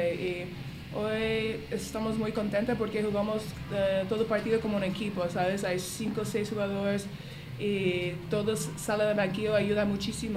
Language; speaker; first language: Spanish; non-native, fluent; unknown